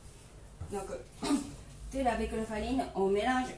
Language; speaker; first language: French; non-native, learner; Japanese